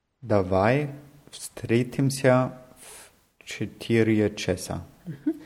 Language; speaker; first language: Russian; non-native, learner; German